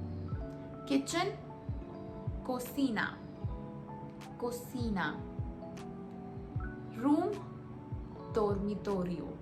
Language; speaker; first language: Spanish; non-native, fluent; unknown